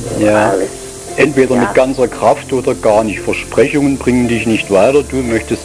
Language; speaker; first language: German; native; German